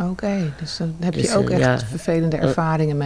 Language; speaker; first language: Dutch; native; Dutch